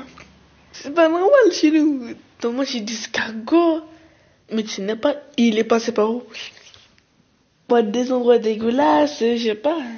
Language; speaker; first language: French; early bilingual, other home language; Arabic